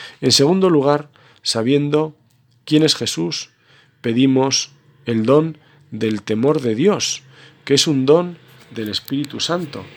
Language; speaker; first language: Spanish; native; Spanish